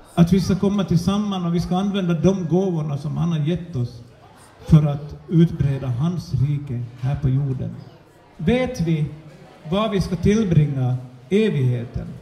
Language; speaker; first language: Swedish; native; Swedish